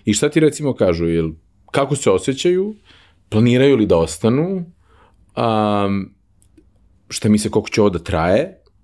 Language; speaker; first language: Serbian; native; Serbian